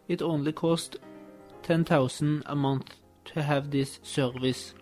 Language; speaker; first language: English; non-native, fluent; Norwegian